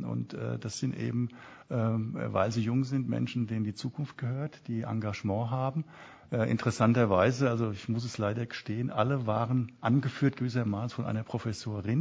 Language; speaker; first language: German; native; German